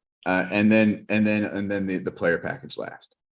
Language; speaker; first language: English; native; English